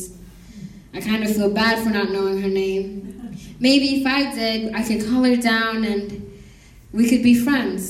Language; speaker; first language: English; non-native, local second language; Kinyarwanda